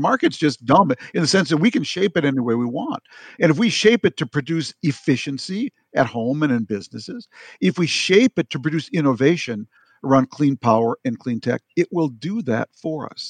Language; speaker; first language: English; native; English